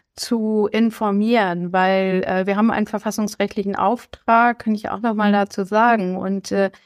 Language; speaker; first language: German; native; German